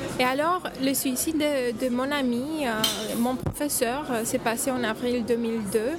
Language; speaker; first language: French; non-native, learner; Romanian